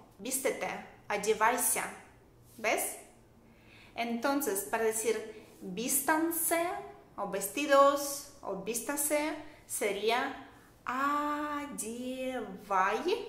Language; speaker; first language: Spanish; non-native, fluent; Russian